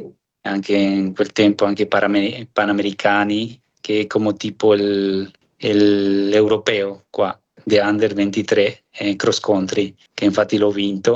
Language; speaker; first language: Italian; non-native, fluent; Spanish